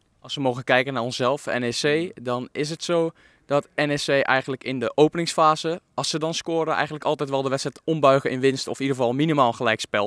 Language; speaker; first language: Dutch; native; Dutch